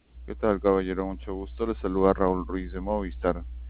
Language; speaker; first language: Spanish; native; Spanish